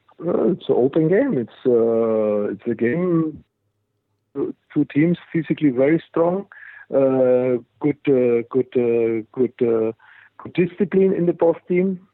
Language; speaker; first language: English; non-native, fluent; German